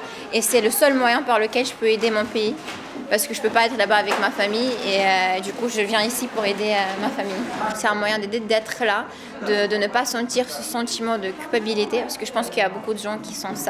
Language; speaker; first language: French; non-native, fluent; Ukrainian